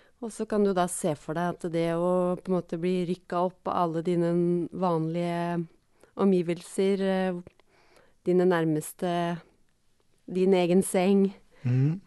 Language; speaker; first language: Norwegian; native; Norwegian